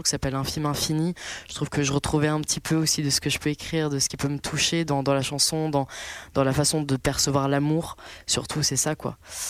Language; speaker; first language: French; native; French